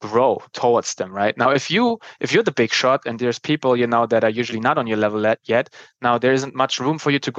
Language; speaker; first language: English; non-native, fluent; German